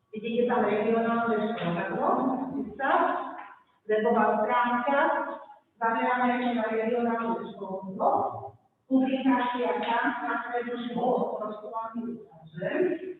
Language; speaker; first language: Slovak; native; Slovak